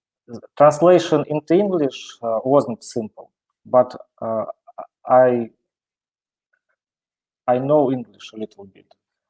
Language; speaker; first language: English; non-native, learner; Russian